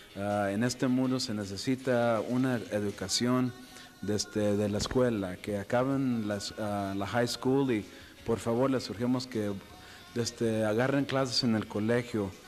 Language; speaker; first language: Spanish; early bilingual, heritage; Spanish